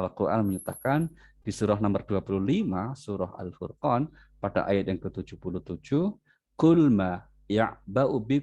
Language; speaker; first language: Indonesian; native; Indonesian